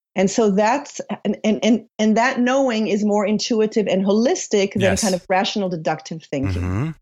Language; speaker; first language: English; non-native, fluent; Hebrew